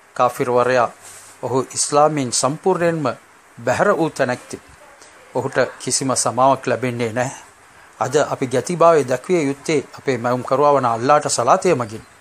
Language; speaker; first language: Sinhala; non-native, local second language; Tamil